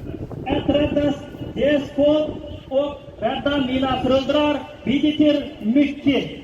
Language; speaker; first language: Swedish; non-native, learner; Uyghur